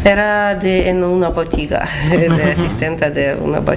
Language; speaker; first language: Catalan; non-native, learner; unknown